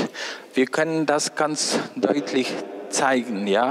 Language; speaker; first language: German; non-native, fluent; Polish